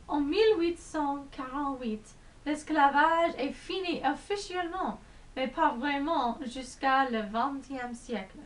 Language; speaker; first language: French; non-native, learner; English